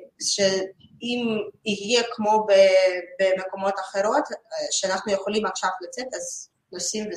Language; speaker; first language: Hebrew; non-native, learner; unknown